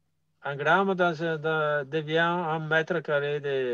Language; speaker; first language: French; non-native, fluent; Italian